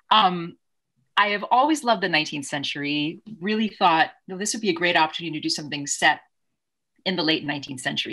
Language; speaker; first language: English; native; English